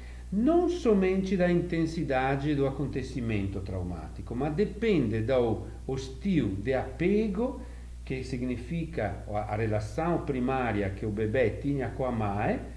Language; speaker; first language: Portuguese; non-native, fluent; Italian